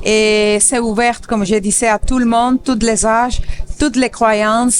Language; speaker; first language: French; non-native, fluent; Spanish